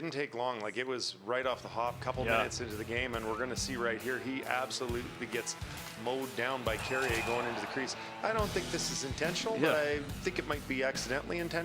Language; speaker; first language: English; native; English